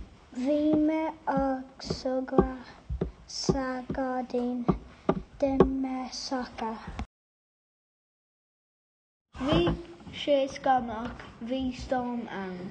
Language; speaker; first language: Irish; non-native, learner; English